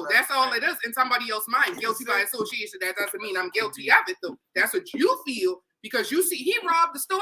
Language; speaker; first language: English; native; English